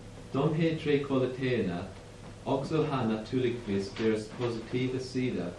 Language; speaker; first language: Swedish; non-native, fluent; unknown